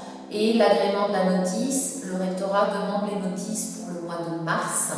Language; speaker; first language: French; native; French